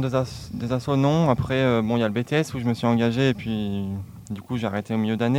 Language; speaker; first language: French; native; French